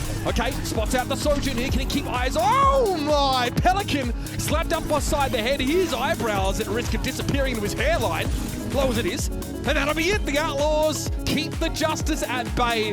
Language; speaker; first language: English; native; English